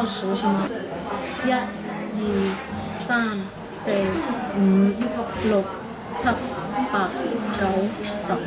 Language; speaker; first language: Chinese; non-native, local second language; Cantonese